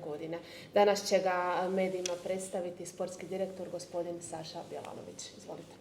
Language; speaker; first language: Croatian; native; Croatian